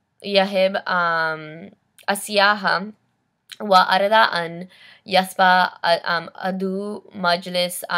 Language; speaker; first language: Arabic; non-native, learner; English